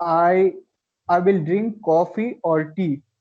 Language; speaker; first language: English; non-native, learner; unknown